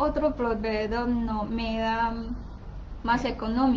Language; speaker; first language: Spanish; non-native, learner; Chinese